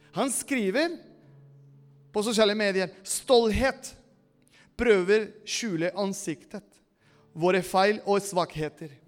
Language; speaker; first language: Norwegian; non-native, fluent; Spanish